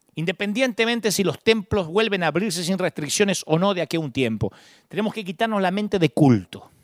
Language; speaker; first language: Spanish; native; Spanish